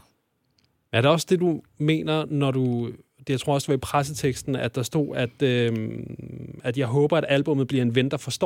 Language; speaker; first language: Danish; native; Danish